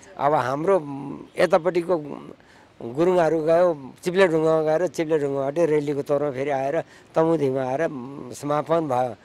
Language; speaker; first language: Nepali; non-native, local second language; Gurung